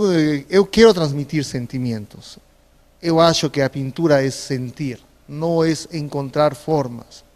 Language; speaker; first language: Portuguese; non-native, fluent; Spanish